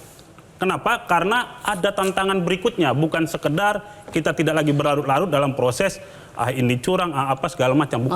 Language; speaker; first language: Indonesian; native; Indonesian